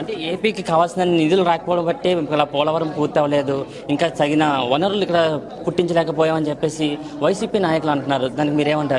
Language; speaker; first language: Telugu; native; Telugu